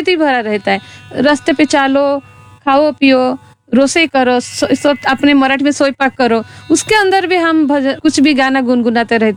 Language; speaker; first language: Hindi; non-native, local second language; Odia